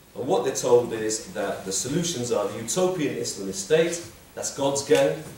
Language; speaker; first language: English; native; English